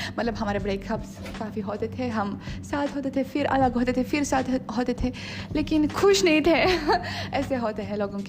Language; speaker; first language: Hindi; non-native, fluent; Russian